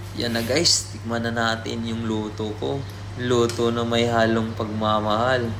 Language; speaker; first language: Filipino; non-native, local second language; Cebuano